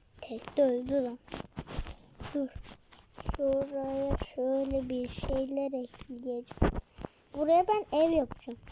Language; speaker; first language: Turkish; native; Turkish